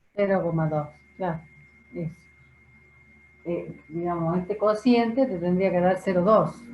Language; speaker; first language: Spanish; native; Spanish